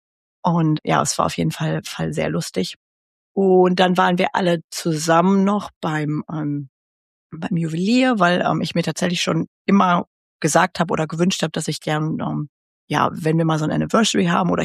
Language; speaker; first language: German; native; German